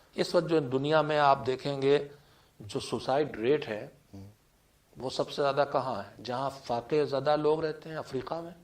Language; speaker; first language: Urdu; native; Urdu